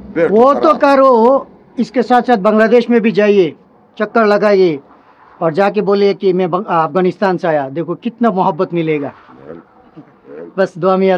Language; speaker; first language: Hindi; non-native, learner; Bangla